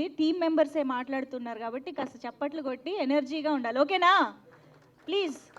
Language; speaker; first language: Telugu; native; Telugu